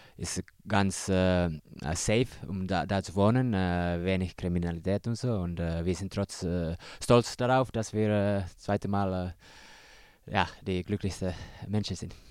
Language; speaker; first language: German; non-native, learner; Finnish